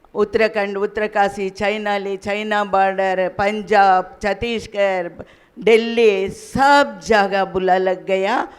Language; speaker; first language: Hindi; non-native, local second language; Kannada